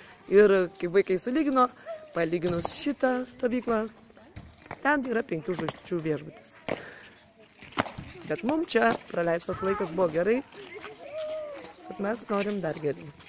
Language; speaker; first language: Lithuanian; native; Lithuanian